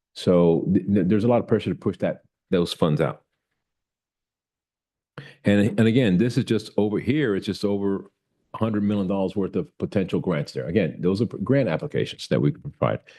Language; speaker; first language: English; native; English